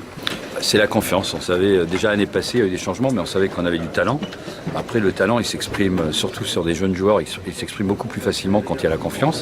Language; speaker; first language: French; native; French